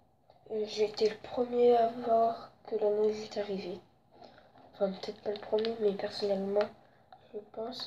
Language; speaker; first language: French; native; French